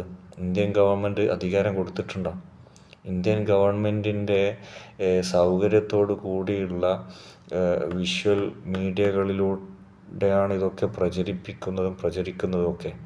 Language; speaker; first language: Malayalam; native; Malayalam